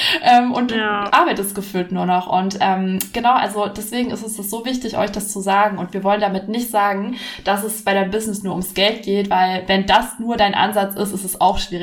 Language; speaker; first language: German; native; German